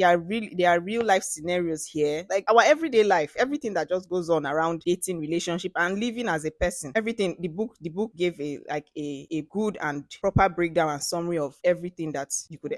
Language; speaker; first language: English; non-native, local second language; Ibibio